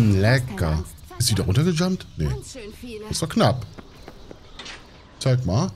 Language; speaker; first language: German; native; German